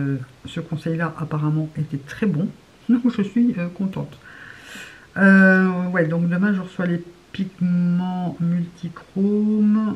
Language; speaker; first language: French; native; French